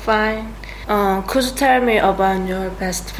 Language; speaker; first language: English; non-native, learner; Korean